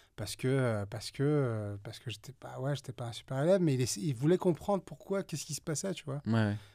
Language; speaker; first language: French; native; French